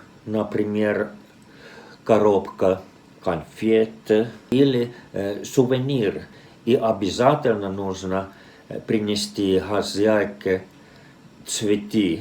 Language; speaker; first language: Russian; non-native, fluent; Finnish